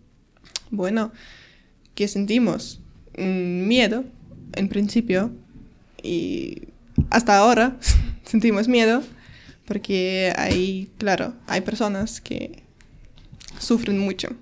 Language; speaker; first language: Spanish; non-native, learner; Ukrainian